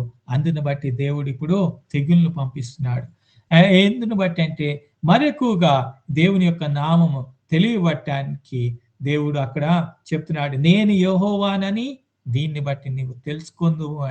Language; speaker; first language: Telugu; native; Telugu